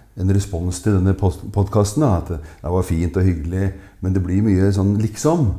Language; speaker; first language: Norwegian; native; Norwegian